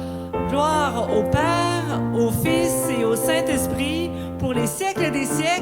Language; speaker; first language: French; native; French